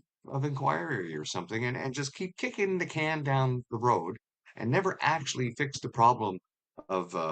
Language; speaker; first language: English; native; English